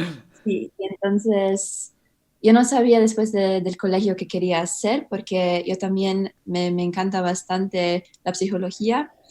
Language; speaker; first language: Spanish; early bilingual, heritage; English